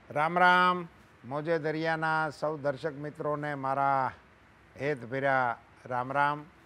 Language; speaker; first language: Gujarati; native; Gujarati